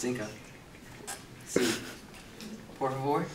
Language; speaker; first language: Spanish; non-native, learner; English